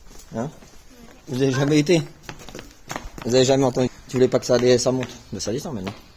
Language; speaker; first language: French; native; French